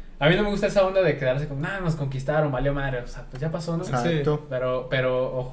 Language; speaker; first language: Spanish; native; Spanish